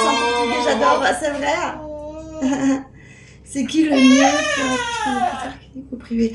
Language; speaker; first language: French; native; French